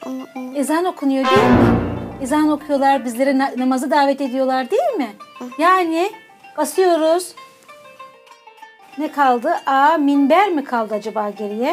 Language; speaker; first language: Turkish; native; Turkish